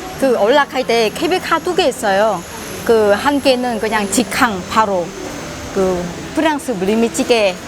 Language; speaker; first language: Korean; non-native, learner; Vietnamese